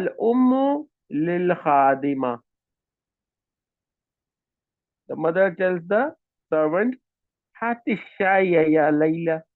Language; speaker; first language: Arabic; non-native, fluent; Hindi